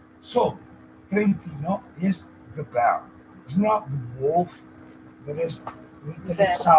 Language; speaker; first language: English; non-native, learner; Italian